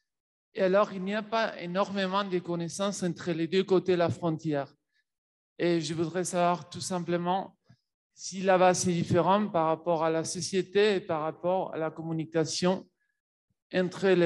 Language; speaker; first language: French; non-native, fluent; Spanish